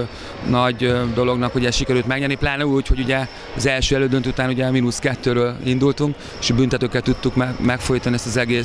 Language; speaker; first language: Hungarian; native; Hungarian